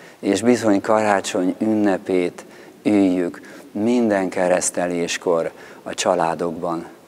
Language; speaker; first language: Hungarian; native; Hungarian